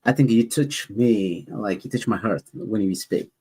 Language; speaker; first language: English; non-native, learner; Amharic